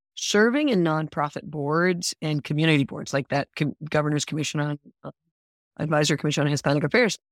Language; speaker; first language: English; non-native, fluent; Spanish